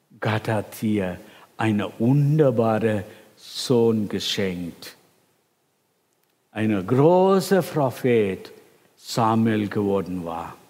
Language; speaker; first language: German; non-native, fluent; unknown